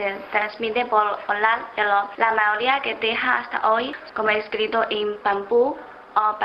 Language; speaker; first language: Spanish; non-native, fluent; Chinese